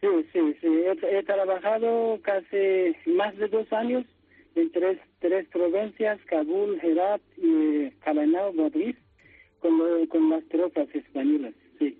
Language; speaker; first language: Spanish; non-native, fluent; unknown